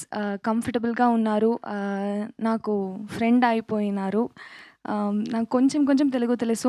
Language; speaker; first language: Telugu; non-native, learner; Tamil